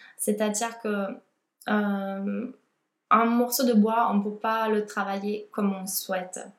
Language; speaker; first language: French; non-native, fluent; Italian